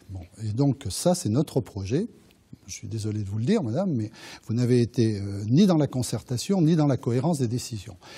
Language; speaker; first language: French; native; French